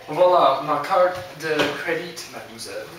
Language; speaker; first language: French; non-native, learner; English